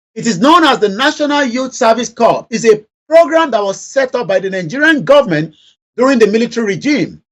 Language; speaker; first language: English; non-native, local second language; Yoruba